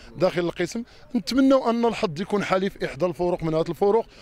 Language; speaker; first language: Arabic; native; Arabic